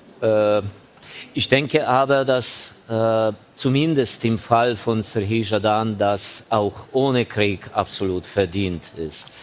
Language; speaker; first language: German; non-native, fluent; Ukrainian